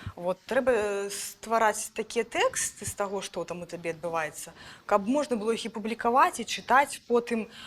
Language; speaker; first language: Belarusian; native; Belarusian